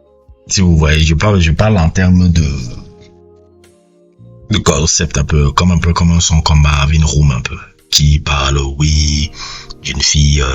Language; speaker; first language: French; native; French